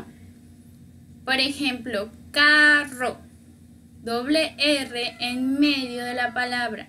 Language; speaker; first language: Spanish; native; Spanish